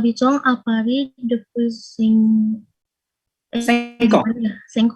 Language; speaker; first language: French; non-native, learner; Indonesian